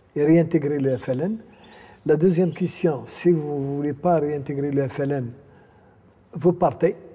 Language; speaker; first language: French; non-native, local second language; Arabic